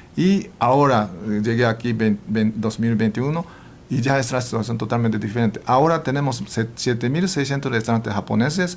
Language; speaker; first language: Spanish; non-native, fluent; Japanese